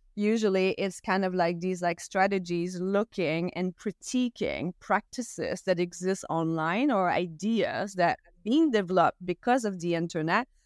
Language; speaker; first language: English; non-native, fluent; French